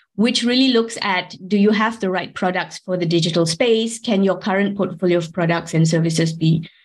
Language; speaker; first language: English; non-native, local second language; Tamil